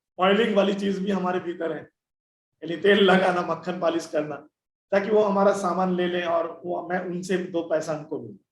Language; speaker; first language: Hindi; non-native, local second language; Bangla